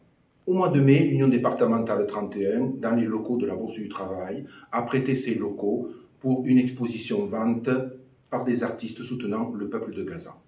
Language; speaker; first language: French; native; French